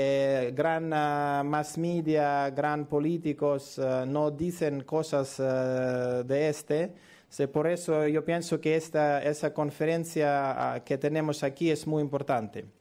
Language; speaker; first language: Spanish; non-native, learner; Russian